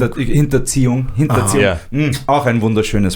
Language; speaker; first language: German; native; German